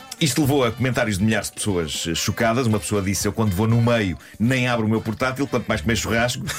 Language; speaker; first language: Portuguese; native; Portuguese